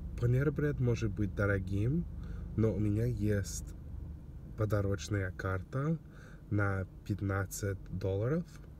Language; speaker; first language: Russian; non-native, learner; English